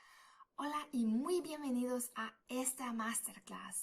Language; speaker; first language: Spanish; non-native, fluent; German